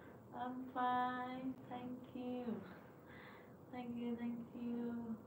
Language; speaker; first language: English; non-native, learner; Vietnamese